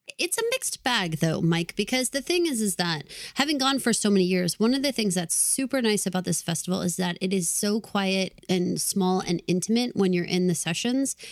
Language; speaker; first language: English; native; English